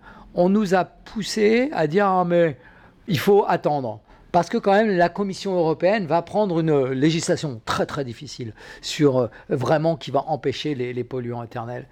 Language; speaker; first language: French; native; French